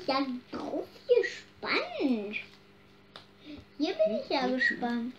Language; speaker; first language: German; native; German